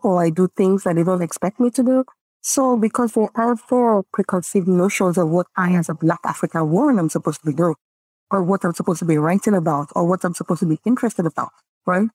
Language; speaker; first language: English; non-native, local second language; Yoruba